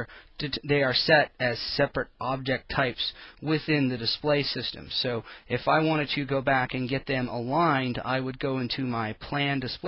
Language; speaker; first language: English; native; English